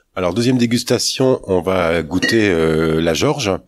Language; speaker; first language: French; native; French